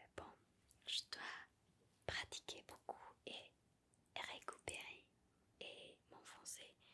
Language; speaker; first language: French; non-native, learner; Spanish